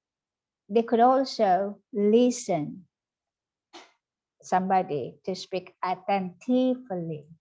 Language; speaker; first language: English; non-native, fluent; Indonesian